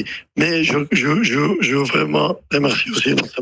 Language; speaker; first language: French; non-native, learner; Arabic